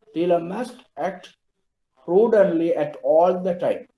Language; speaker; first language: English; non-native, local second language; Tamil